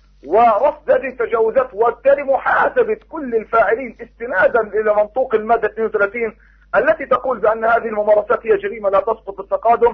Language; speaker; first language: Arabic; native; Arabic